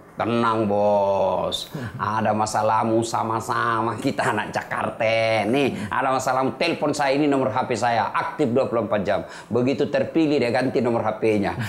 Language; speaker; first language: Indonesian; native; Indonesian